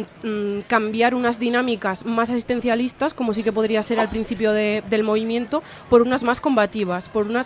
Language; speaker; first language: Spanish; native; Spanish